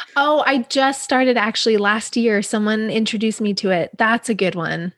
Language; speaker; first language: English; native; English